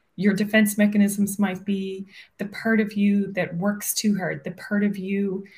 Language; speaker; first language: English; native; English